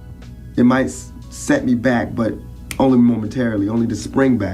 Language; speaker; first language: English; native; English